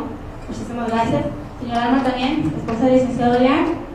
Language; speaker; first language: Spanish; native; Spanish